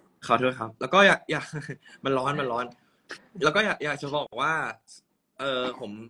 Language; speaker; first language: Thai; native; Thai